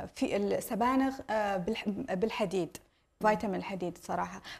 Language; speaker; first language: Arabic; native; Arabic